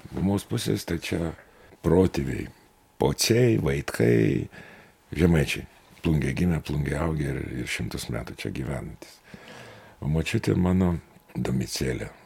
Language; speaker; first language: Lithuanian; native; Lithuanian